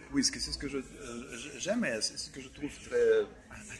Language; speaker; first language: French; non-native, fluent; Russian